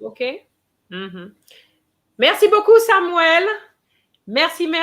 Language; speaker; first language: French; non-native, fluent; English